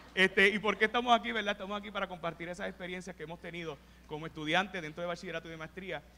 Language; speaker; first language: Spanish; native; Spanish